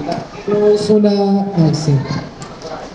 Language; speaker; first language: Spanish; non-native, fluent; Arabic